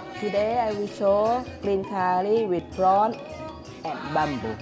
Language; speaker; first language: English; non-native, learner; Thai